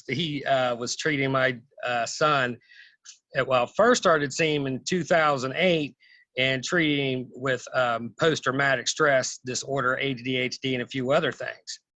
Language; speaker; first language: English; native; English